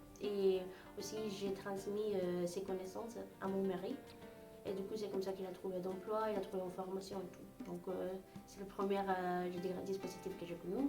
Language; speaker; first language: French; non-native, fluent; Spanish